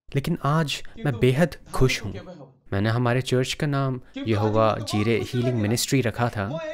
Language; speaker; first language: Hindi; non-native, local second language; Odia